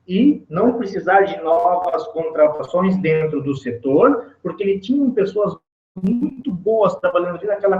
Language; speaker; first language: Portuguese; native; Portuguese